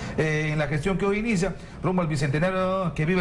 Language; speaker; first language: Spanish; native; Spanish